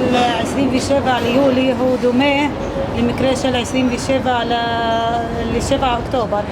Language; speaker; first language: Hebrew; non-native, local second language; Arabic